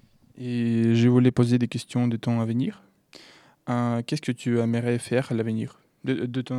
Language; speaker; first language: French; non-native, learner; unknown